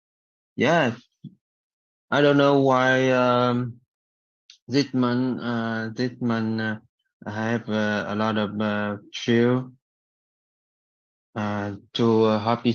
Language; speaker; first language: English; non-native, learner; Vietnamese